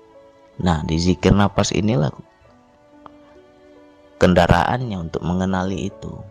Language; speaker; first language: Indonesian; native; Indonesian